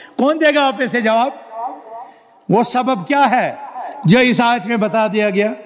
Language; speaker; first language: Urdu; non-native, local second language; Kashmiri